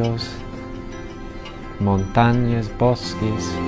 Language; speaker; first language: Spanish; non-native, fluent; English